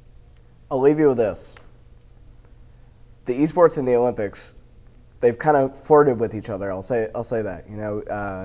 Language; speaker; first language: English; native; English